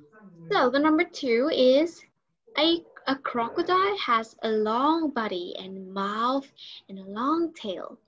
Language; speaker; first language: English; non-native, learner; Vietnamese